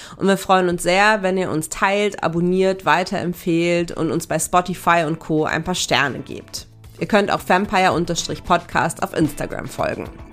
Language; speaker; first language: German; native; German